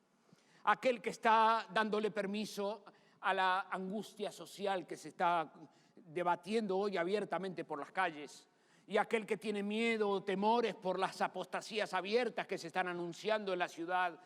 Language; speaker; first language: Spanish; native; Spanish